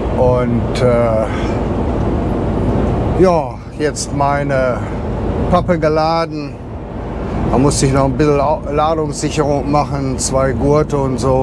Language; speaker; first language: German; native; German